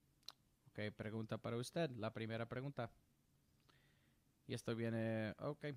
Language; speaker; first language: Spanish; non-native, learner; English